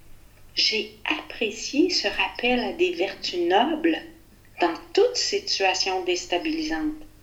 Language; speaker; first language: French; native; French